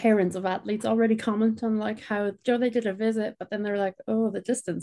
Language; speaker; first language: English; native; English